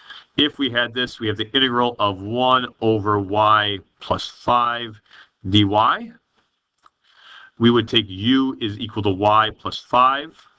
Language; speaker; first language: English; native; English